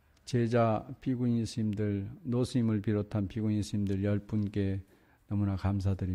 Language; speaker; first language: Korean; native; Korean